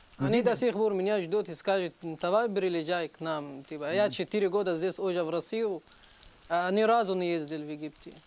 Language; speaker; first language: Russian; non-native, learner; Arabic